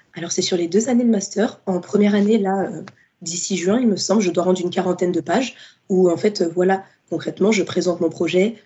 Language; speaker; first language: French; native; French